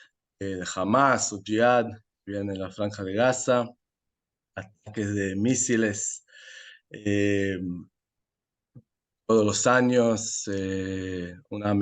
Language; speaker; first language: Spanish; non-native, fluent; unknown